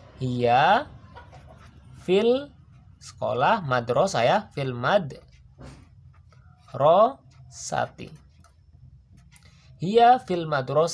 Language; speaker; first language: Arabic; non-native, learner; Indonesian